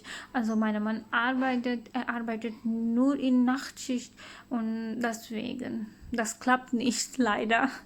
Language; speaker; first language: German; non-native, learner; Urdu